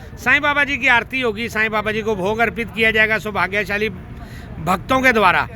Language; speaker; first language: Hindi; non-native, local second language; Marathi